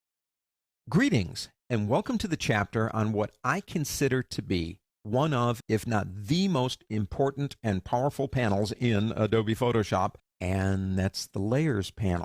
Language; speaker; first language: English; native; English